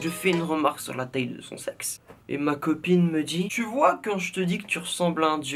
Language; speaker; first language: French; native; French